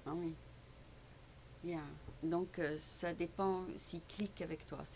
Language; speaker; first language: French; native; French